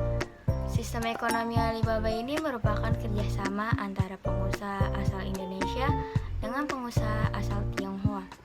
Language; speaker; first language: Indonesian; native; Indonesian